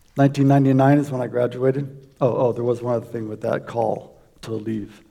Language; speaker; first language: English; native; English